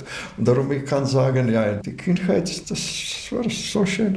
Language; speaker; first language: German; non-native, learner; Latvian